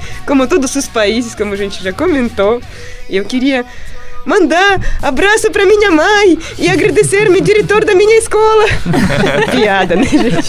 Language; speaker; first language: Portuguese; non-native, fluent; Russian